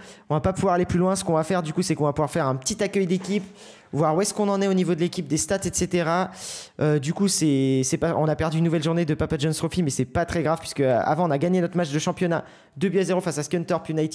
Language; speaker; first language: French; native; French